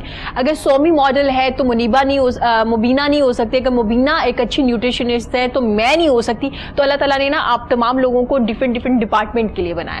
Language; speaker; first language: Urdu; native; Urdu